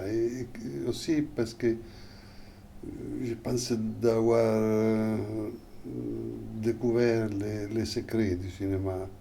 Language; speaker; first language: French; non-native, fluent; Italian